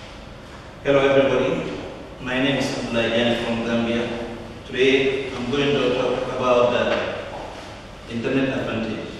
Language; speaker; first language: English; non-native, learner; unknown